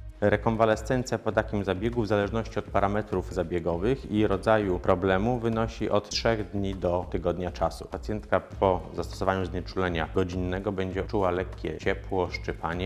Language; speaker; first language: Polish; native; Polish